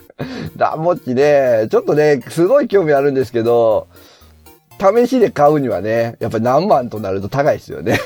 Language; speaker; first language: Japanese; native; Japanese